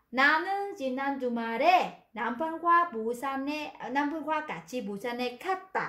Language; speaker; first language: Korean; non-native, learner; Vietnamese